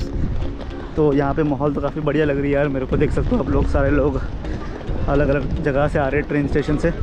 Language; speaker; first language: Hindi; native; Hindi